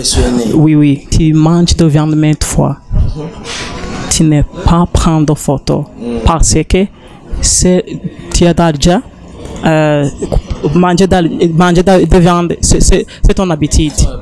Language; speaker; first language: French; non-native, learner; Rundi